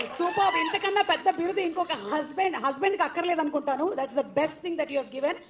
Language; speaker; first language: Telugu; native; Telugu